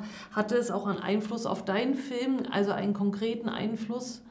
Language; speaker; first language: German; native; German